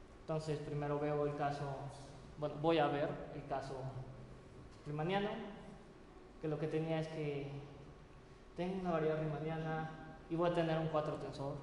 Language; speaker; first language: Spanish; native; Spanish